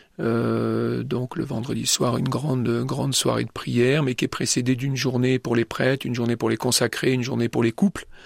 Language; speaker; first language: French; native; French